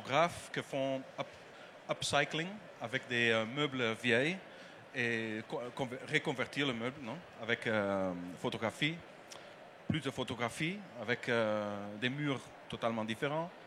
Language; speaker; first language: French; non-native, learner; Dutch